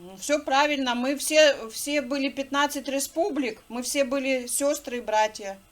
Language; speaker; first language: Russian; native; Russian